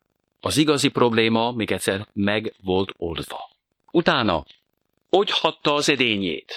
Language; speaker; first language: Hungarian; non-native, fluent; French